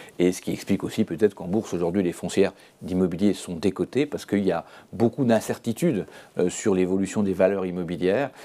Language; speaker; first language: French; native; French